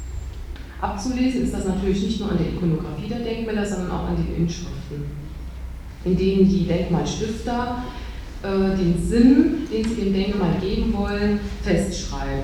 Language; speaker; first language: German; native; German